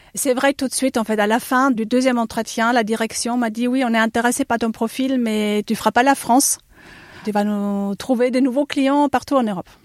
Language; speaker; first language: French; non-native, fluent; German